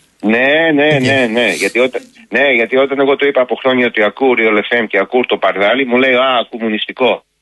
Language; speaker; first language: Greek; early bilingual, heritage; Greek